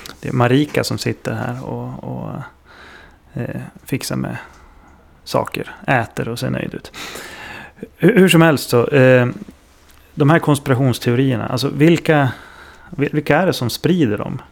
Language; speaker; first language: Swedish; native; Swedish